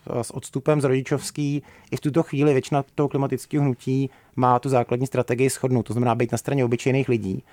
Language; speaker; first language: Czech; native; Czech